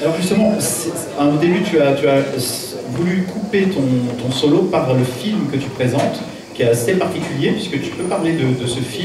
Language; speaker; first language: French; native; French